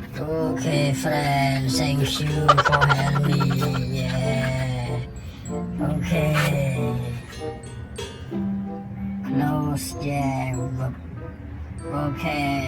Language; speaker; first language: English; non-native, learner; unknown